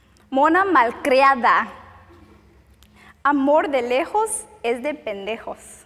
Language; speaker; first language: Spanish; early bilingual, other home language; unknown